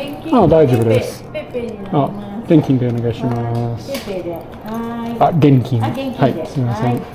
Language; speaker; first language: Japanese; non-native, learner; English